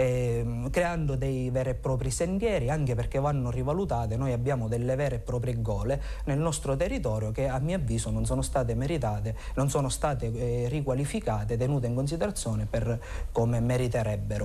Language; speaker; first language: Italian; native; Italian